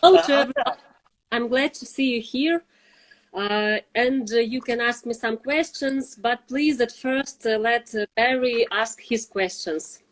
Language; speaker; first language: English; non-native, fluent; Russian